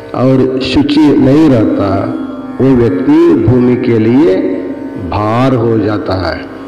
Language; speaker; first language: Hindi; non-native, local second language; Kannada